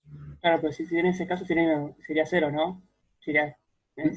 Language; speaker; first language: Spanish; native; Spanish